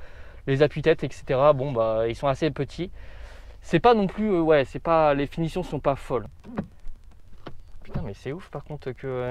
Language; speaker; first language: French; native; French